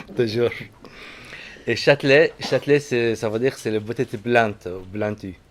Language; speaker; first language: French; non-native, fluent; Arabic